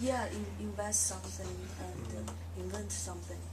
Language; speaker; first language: English; non-native, learner; Chinese